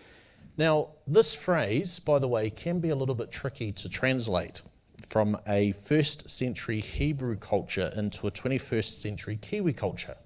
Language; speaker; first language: English; native; English